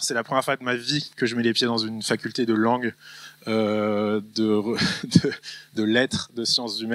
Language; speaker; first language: French; native; French